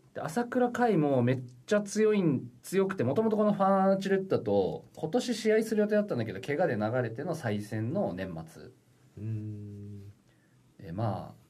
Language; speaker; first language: Japanese; native; Japanese